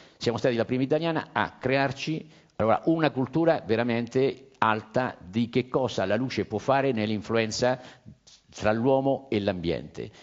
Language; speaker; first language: Italian; native; Italian